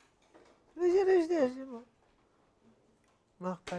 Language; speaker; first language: Hebrew; non-native, fluent; French